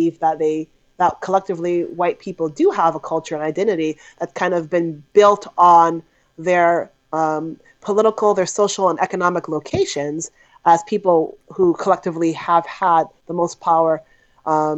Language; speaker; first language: English; native; English